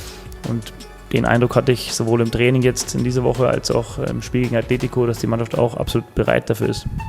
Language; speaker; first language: German; native; German